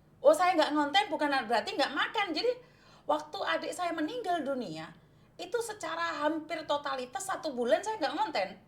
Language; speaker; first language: Indonesian; non-native, local second language; Javanese